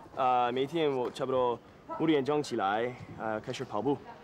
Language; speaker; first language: Chinese; non-native, learner; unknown